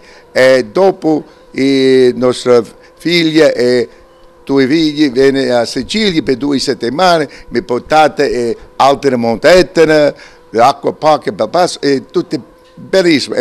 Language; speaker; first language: Italian; early bilingual, heritage; English